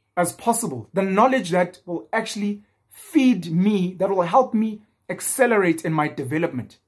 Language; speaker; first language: English; non-native, local second language; Zulu